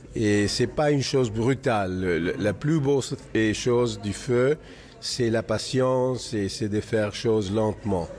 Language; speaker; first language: French; non-native, fluent; Spanish